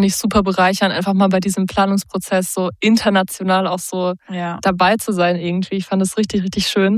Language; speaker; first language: German; native; German